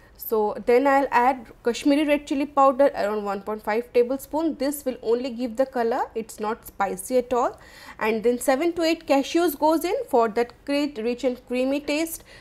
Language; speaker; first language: English; non-native, local second language; Odia